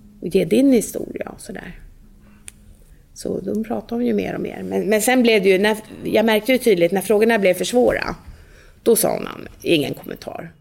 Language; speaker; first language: Swedish; native; Swedish